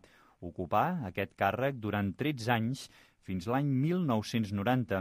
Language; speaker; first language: Catalan; native; Catalan